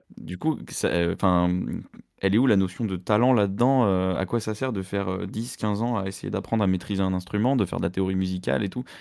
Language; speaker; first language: French; native; French